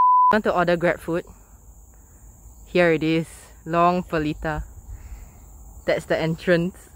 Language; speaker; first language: English; non-native, local second language; Chinese